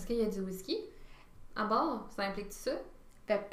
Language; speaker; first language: French; native; French